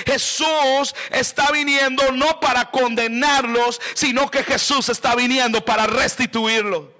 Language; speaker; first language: Spanish; native; Spanish